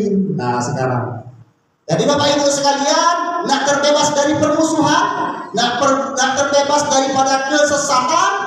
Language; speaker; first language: Malay; native; Malay